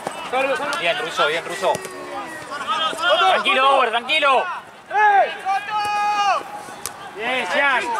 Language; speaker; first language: Spanish; native; Spanish